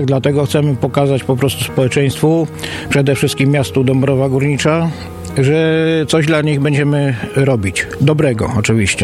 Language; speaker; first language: Polish; native; Polish